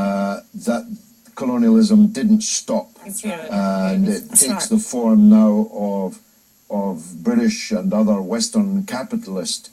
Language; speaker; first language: English; native; English